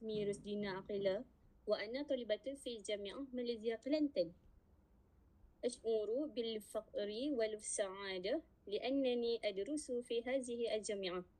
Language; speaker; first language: Arabic; non-native, learner; Malay